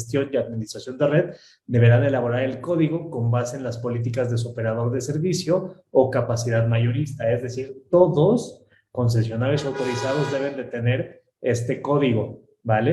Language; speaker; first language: Spanish; native; Spanish